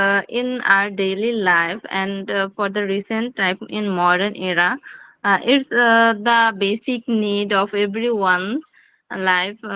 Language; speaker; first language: English; non-native, learner; Bangla